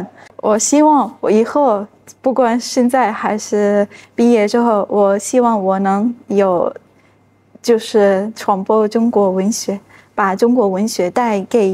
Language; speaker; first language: Chinese; non-native, fluent; Arabic